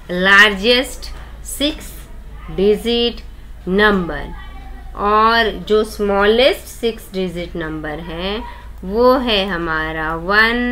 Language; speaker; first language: Hindi; non-native, local second language; Marathi